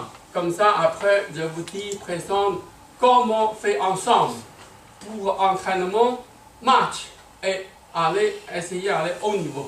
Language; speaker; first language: French; non-native, learner; Chinese